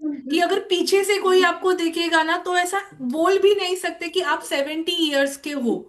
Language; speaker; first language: Hindi; non-native, local second language; Marathi